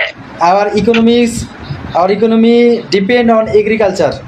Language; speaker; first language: English; non-native, learner; Bangla